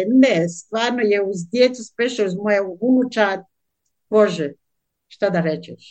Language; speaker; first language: Croatian; native; Croatian